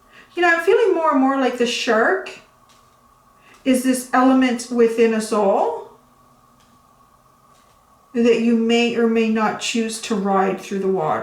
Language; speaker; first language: English; native; English